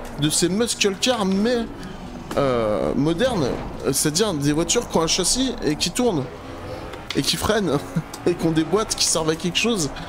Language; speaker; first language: French; native; French